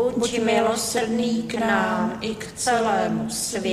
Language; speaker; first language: Czech; native; Czech